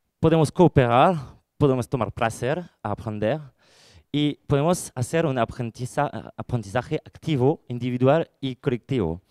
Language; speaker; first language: Spanish; non-native, fluent; French